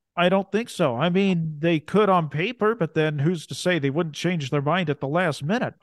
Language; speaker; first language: English; native; English